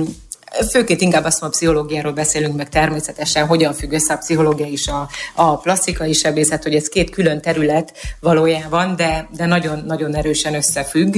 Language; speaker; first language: Hungarian; native; Hungarian